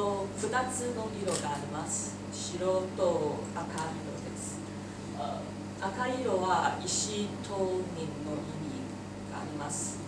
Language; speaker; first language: Japanese; non-native, learner; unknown